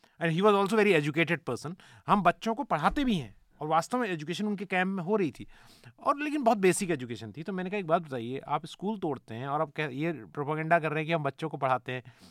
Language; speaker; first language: Hindi; native; Hindi